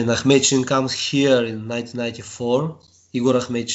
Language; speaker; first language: English; non-native, learner; Bulgarian